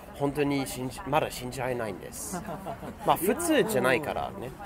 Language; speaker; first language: Japanese; non-native, fluent; English